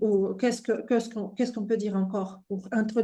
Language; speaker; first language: French; non-native, fluent; Russian